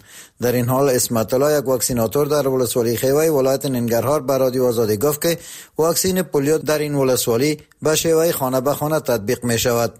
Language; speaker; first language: Persian; native; Persian